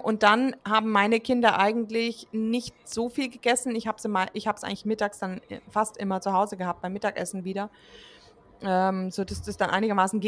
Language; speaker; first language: German; native; German